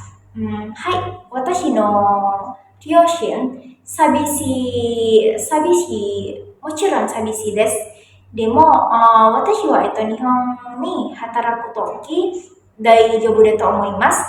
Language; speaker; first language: Japanese; non-native, learner; Indonesian